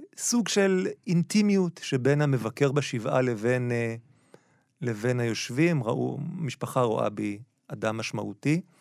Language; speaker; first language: Hebrew; native; Hebrew